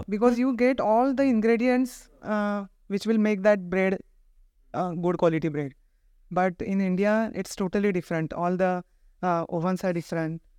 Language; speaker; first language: English; non-native, local second language; Marathi